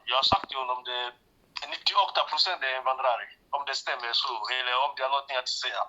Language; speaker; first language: Swedish; non-native, learner; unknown